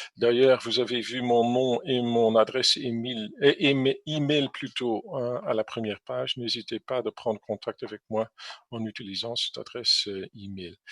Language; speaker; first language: French; non-native, fluent; English